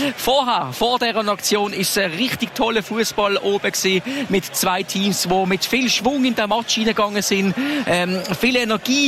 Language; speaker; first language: German; native; German